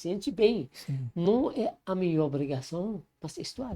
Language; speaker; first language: Portuguese; non-native, learner; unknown